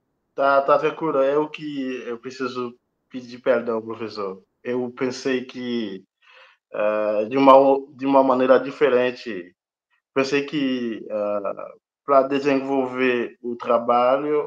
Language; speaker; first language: Portuguese; non-native, fluent; Haitian Creole